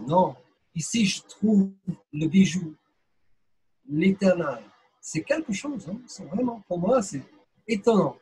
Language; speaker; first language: French; non-native, fluent; English